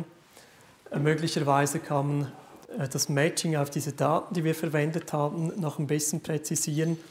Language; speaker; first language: German; native; German